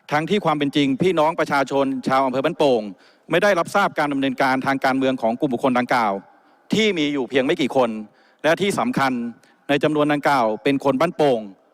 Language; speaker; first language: Thai; native; Thai